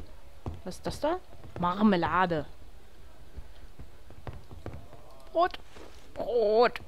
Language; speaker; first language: German; native; German